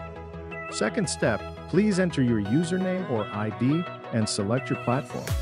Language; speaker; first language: English; non-native, learner; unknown